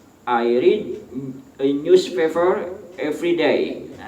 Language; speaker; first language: English; non-native, fluent; Indonesian